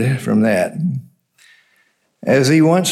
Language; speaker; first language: English; native; English